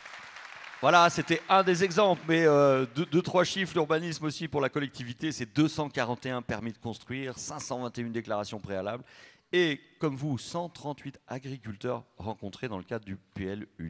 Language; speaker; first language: French; native; French